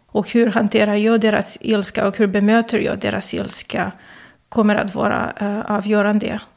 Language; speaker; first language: Swedish; non-native, fluent; Romanian